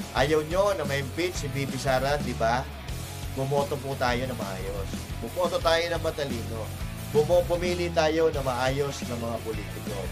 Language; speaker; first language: Filipino; non-native, local second language; Iloko